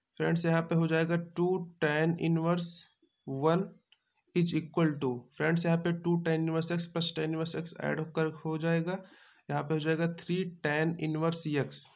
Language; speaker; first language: Hindi; native; Hindi